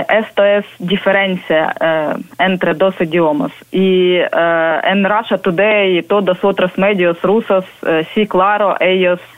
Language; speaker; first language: Spanish; non-native, learner; Ukrainian